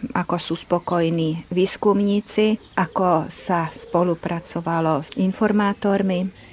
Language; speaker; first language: Slovak; early bilingual, heritage; Slovak